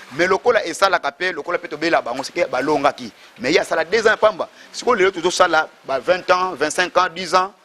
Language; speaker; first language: Lingala; non-native, local second language; Kongo